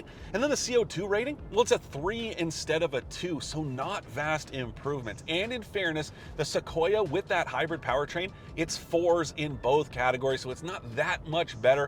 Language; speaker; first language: English; native; English